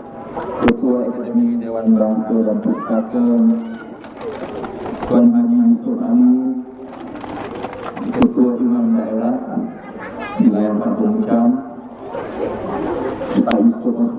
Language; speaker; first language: Malay; native; Malay